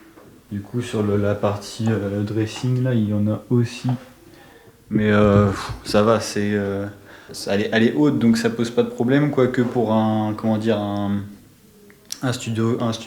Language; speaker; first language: French; native; French